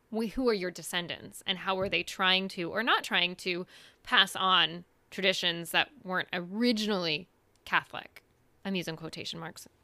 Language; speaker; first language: English; early bilingual, other home language; Spanish